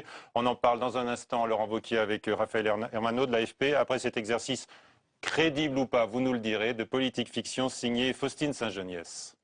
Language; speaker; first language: French; native; French